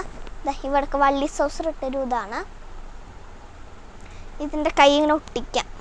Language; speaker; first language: Malayalam; native; Malayalam